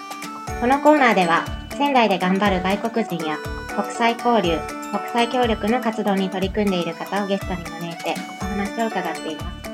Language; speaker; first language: Japanese; native; Japanese